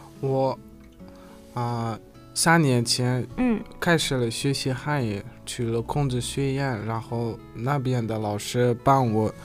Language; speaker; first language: Chinese; non-native, learner; Uzbek